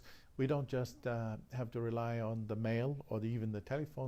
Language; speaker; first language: English; native; English